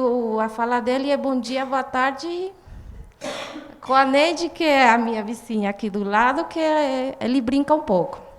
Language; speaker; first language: Portuguese; non-native, fluent; Guarani